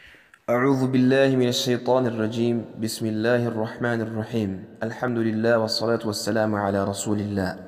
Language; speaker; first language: Arabic; non-native, fluent; Kinyarwanda